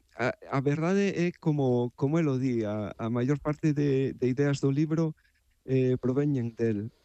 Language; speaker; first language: Galician; native; Galician